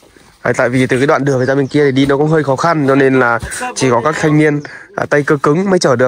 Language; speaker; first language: Vietnamese; native; Vietnamese